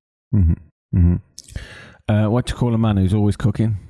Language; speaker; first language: English; native; English